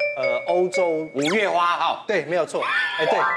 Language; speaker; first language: Chinese; non-native, fluent; English